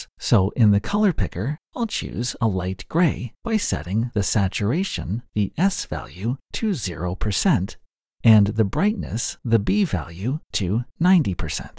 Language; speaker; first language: English; native; English